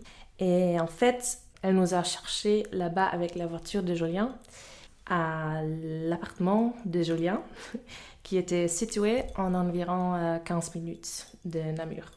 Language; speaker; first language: French; non-native, fluent; German